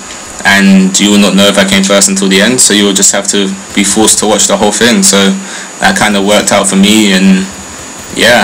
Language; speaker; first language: English; native; English